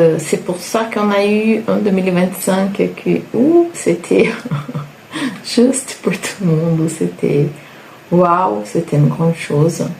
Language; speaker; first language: French; non-native, fluent; Portuguese